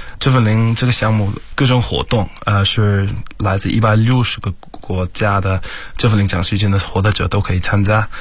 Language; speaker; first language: Chinese; non-native, learner; English